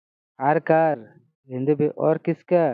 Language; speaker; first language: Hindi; non-native, learner; Bangla